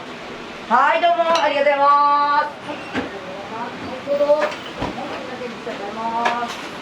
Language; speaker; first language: Japanese; native; Japanese